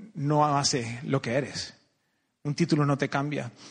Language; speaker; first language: Spanish; native; Spanish